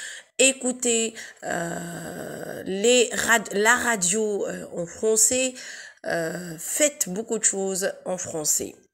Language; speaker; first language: French; non-native, local second language; Arabic